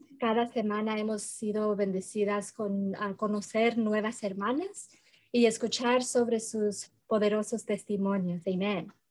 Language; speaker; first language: Spanish; early bilingual, heritage; Spanish